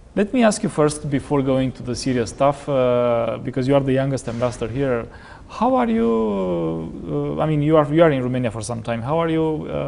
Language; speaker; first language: English; non-native, fluent; Romanian